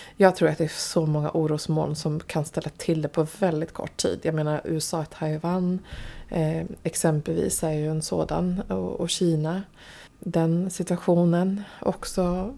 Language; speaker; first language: Swedish; native; Swedish